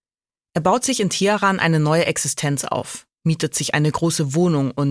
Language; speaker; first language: German; native; German